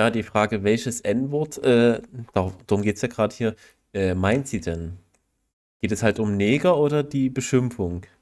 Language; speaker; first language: German; native; German